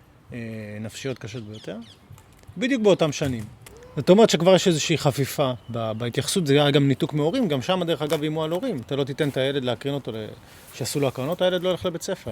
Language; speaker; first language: Hebrew; native; Hebrew